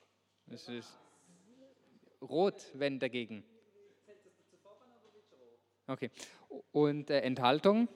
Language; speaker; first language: German; native; German